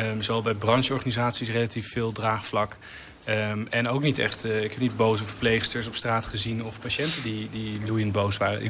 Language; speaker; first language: Dutch; native; Dutch